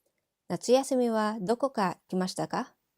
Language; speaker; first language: Japanese; non-native, fluent; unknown